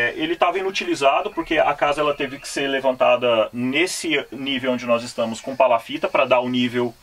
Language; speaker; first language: Portuguese; native; Portuguese